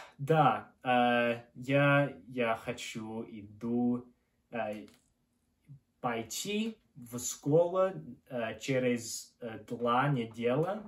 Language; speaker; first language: Russian; non-native, learner; English